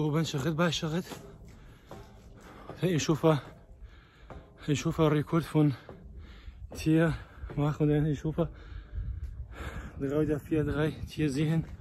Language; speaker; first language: German; non-native, learner; Persian